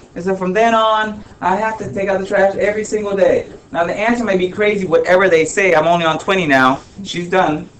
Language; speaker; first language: English; early bilingual, other home language; Spanish